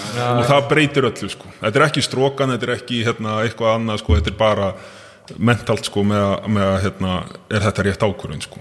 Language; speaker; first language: Icelandic; early bilingual, other home language; Russian